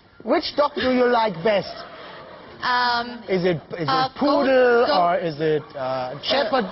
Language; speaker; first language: English; non-native, fluent; German